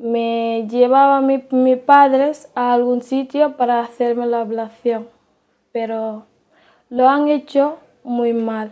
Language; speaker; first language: Spanish; non-native, learner; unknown